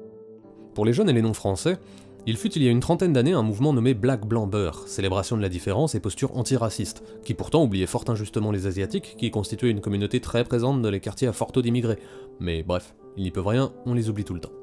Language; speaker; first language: French; native; French